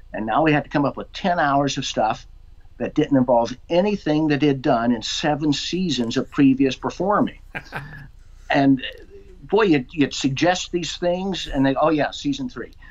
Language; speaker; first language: English; native; English